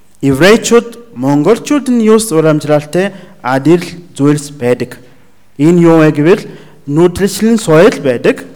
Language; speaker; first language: Mongolian; non-native, learner; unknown